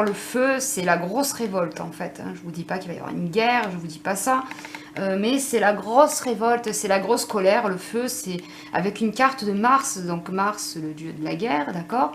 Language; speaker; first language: French; native; French